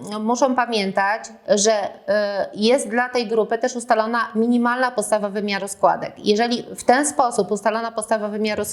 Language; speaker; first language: Polish; native; Polish